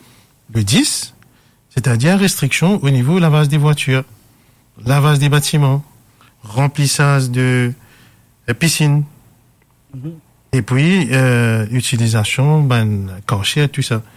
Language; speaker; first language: French; non-native, local second language; Morisyen